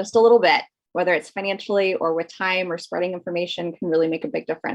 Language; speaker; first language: English; native; English